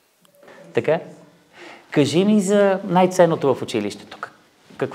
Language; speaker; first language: Bulgarian; native; Bulgarian